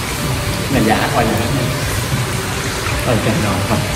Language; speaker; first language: Vietnamese; native; Vietnamese